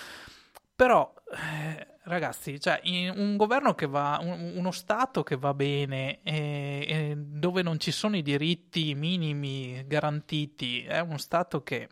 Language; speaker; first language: Italian; native; Italian